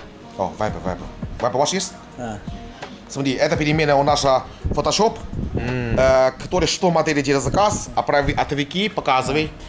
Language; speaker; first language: Russian; non-native, learner; Chinese